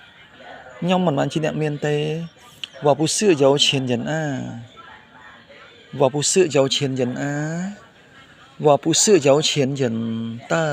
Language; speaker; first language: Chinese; non-native, fluent; Khmer